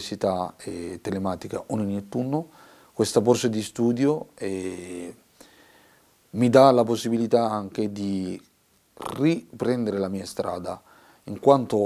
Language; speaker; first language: Italian; non-native, fluent; Somali